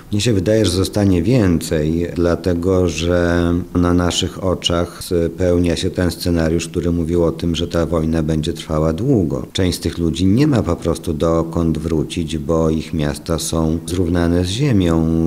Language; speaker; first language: Polish; native; Polish